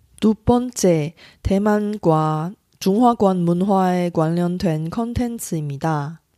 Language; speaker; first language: Korean; non-native, fluent; Chinese